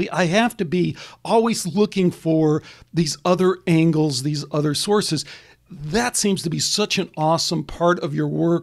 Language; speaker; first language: English; native; English